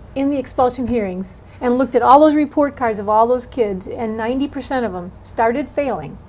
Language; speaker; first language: English; native; English